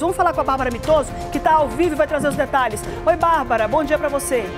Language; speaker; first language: Portuguese; native; Portuguese